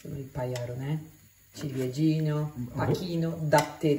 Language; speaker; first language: Japanese; non-native, learner; Italian